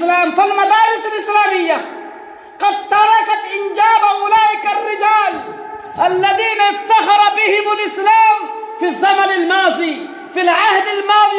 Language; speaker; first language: Arabic; non-native, fluent; Urdu